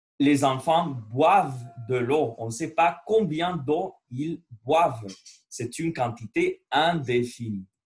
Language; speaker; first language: French; non-native, learner; Spanish